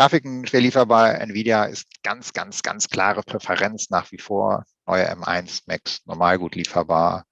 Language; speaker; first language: German; native; German